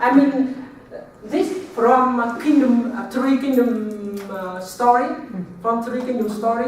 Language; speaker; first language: English; non-native, learner; Vietnamese